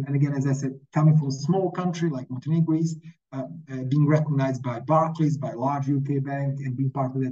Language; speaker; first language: English; non-native, fluent; Serbian